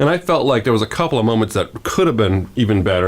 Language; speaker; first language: English; native; English